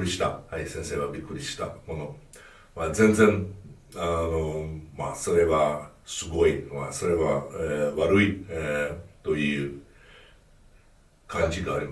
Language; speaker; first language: Japanese; non-native, fluent; Hungarian